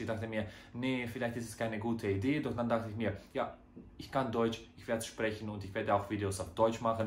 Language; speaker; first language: German; non-native, fluent; Croatian